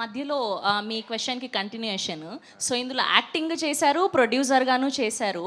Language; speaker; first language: Telugu; native; Telugu